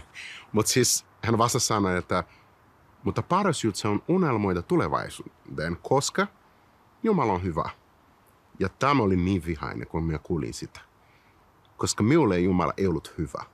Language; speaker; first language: Finnish; non-native, fluent; Portuguese